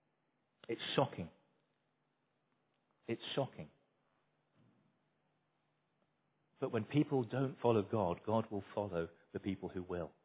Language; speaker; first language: English; native; English